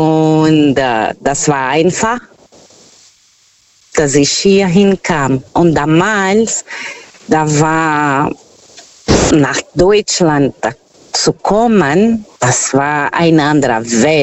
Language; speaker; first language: German; non-native, fluent; Portuguese